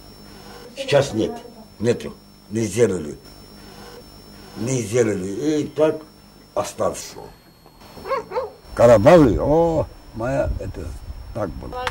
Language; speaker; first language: Russian; non-native, local second language; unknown